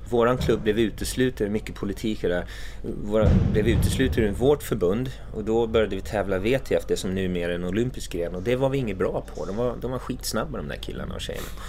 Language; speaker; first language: Swedish; early bilingual, other home language; English